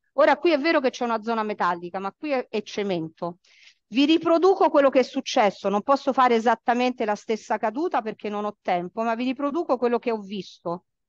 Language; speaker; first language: Italian; native; Italian